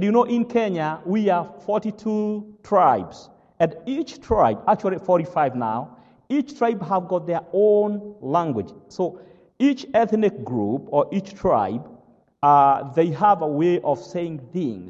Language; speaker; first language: English; non-native, local second language; Kikuyu